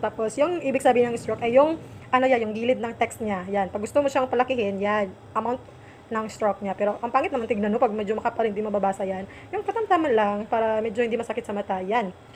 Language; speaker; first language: Filipino; non-native, local second language; Cebuano